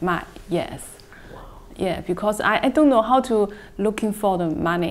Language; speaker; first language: English; non-native, learner; Chinese